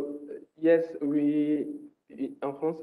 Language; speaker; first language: French; non-native, local second language; Fon